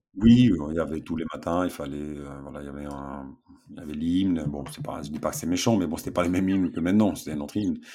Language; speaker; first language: French; non-native, fluent; Romanian